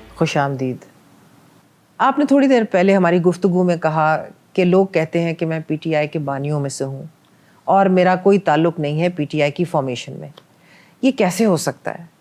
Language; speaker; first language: Urdu; non-native, local second language; Punjabi